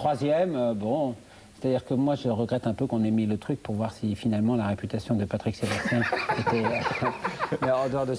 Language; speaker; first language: French; native; French